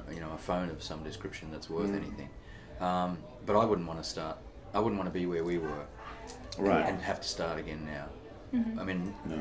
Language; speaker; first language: English; native; English